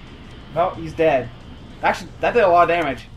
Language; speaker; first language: English; native; English